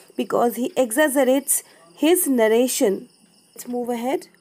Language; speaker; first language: English; non-native, local second language; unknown